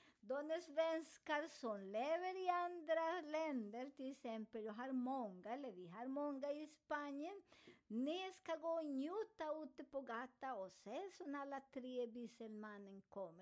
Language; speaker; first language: Swedish; non-native, fluent; Spanish